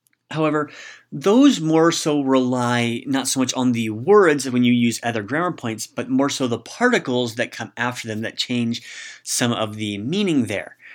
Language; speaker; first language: English; native; English